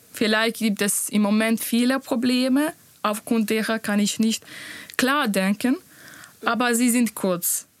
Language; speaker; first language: German; non-native, learner; Bosnian